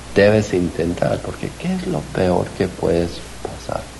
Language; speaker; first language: Spanish; early bilingual, heritage; Spanish